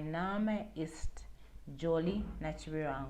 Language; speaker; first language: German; non-native, learner; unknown